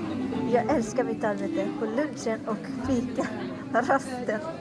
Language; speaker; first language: Swedish; non-native, learner; Japanese